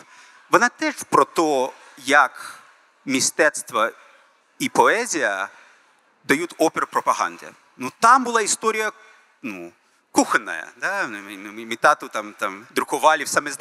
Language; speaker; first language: Ukrainian; early bilingual, heritage; Ukrainian